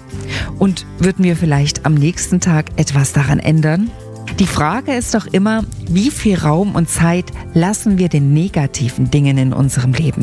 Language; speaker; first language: German; native; German